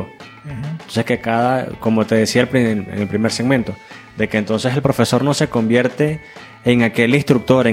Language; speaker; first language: Spanish; native; Spanish